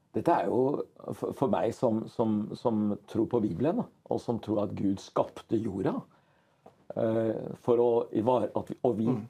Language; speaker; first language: Norwegian; native; Norwegian